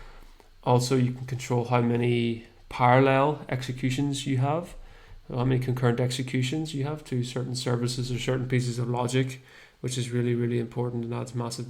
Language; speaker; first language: English; native; English